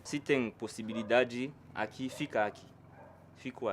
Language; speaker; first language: Portuguese; non-native, learner; Haitian Creole